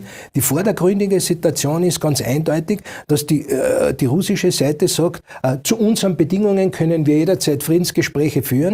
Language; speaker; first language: German; native; German